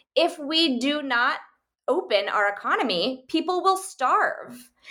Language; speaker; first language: English; native; English